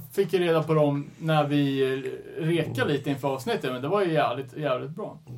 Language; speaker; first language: Swedish; native; Swedish